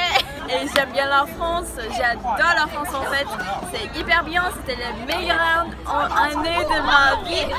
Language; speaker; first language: French; non-native, learner; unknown